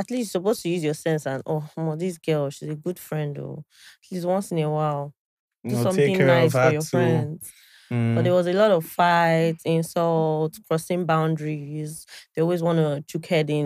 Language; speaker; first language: English; non-native, local second language; Igbo